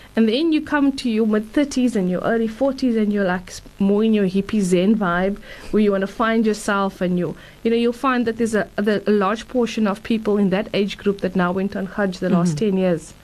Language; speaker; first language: English; native; English